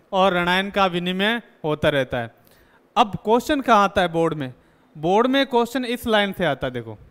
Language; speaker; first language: Hindi; native; Hindi